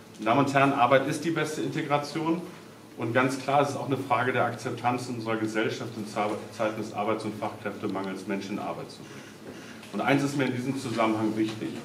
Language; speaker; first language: German; native; German